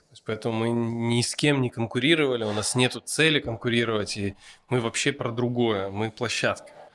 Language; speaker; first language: Russian; native; Russian